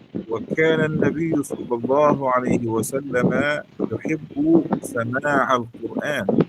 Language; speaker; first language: Arabic; native; Arabic